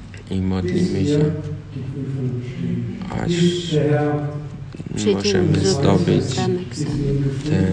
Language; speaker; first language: Polish; early bilingual, heritage; Polish